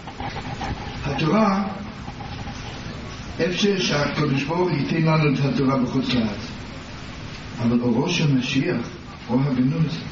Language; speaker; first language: Hebrew; non-native, learner; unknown